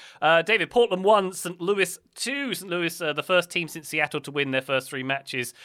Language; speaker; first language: English; native; English